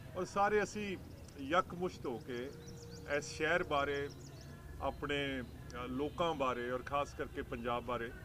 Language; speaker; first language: Punjabi; native; Punjabi